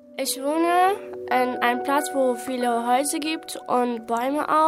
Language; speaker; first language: German; non-native, learner; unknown